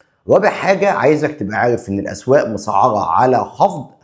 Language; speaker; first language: Arabic; native; Arabic